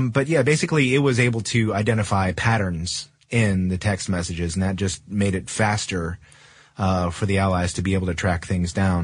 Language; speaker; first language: English; native; English